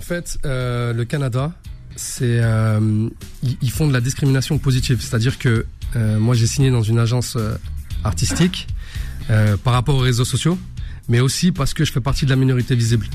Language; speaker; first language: French; early bilingual, other home language; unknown